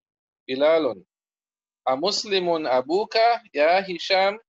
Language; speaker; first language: Arabic; non-native, fluent; English